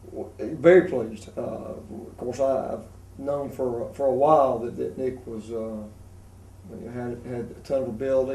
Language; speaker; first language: English; native; English